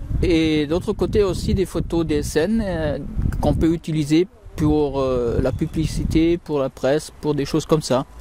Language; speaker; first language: French; non-native, fluent; German